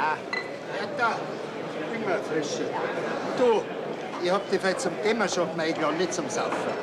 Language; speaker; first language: German; native; German